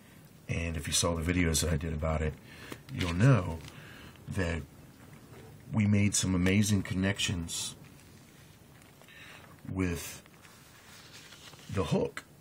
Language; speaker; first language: English; native; English